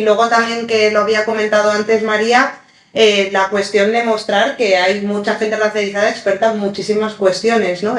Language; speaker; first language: Spanish; early bilingual, other home language; Arabic